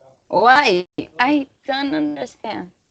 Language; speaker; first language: English; non-native, learner; Spanish